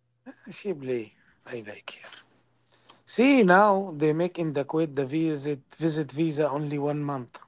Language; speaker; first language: English; non-native, learner; Arabic